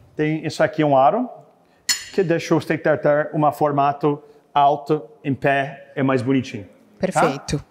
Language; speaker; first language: Portuguese; non-native, fluent; English